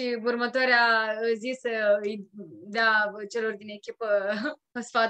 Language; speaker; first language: Romanian; native; Romanian